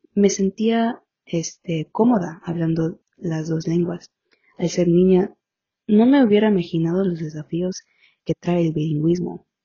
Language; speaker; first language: Spanish; early bilingual, heritage; Spanish